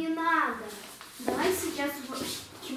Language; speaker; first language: Russian; non-native, local second language; Lithuanian